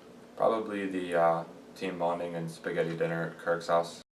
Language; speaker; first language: English; native; English